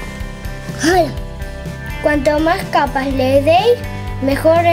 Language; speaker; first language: Spanish; native; Spanish